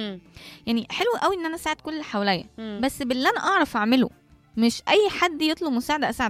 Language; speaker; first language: Arabic; native; Arabic